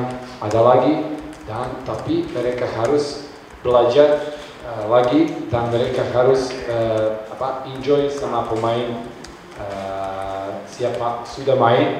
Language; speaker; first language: Indonesian; non-native, learner; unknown